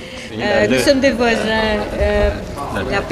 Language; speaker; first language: French; non-native, local second language; Dutch